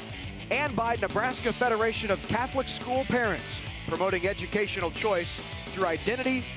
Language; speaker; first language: English; native; English